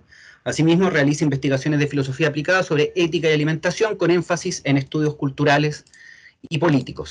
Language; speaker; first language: Spanish; native; Spanish